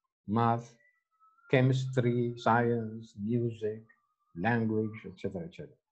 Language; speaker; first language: English; non-native, local second language; Filipino